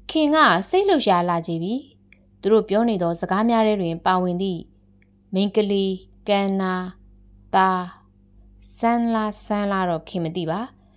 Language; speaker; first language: Burmese; native; Burmese